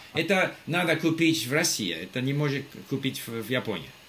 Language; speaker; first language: Russian; non-native, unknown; English